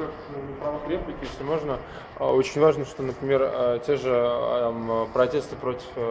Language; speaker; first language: Russian; native; Russian